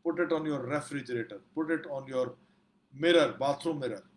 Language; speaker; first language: English; non-native, local second language; Punjabi